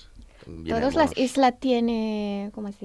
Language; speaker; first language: Spanish; non-native, learner; Indonesian